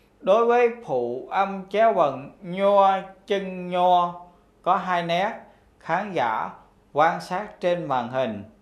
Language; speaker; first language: Vietnamese; non-native, local second language; Khmer